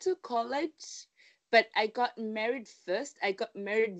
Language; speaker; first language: English; non-native, local second language; Shona